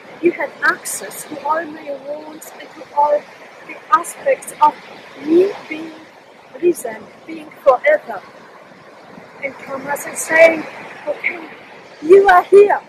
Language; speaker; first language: English; non-native, fluent; Polish